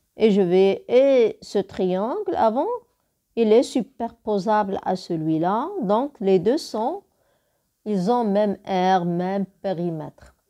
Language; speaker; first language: French; non-native, local second language; Arabic